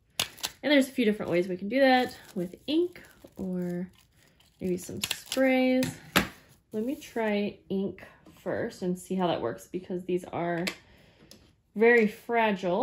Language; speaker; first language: English; native; English